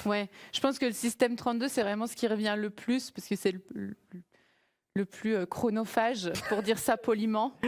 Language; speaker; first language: French; native; French